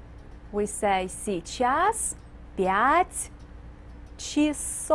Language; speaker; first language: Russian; non-native, fluent; English